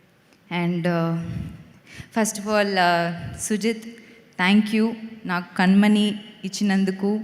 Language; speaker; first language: Telugu; non-native, fluent; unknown